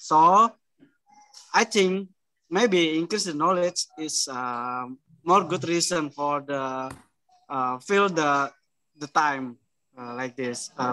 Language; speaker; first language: English; non-native, learner; Indonesian